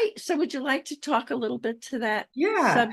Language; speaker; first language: English; native; English